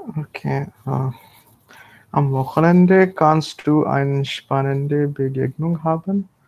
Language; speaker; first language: German; non-native, learner; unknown